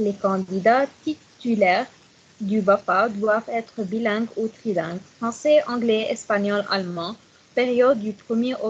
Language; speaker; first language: French; non-native, learner; Arabic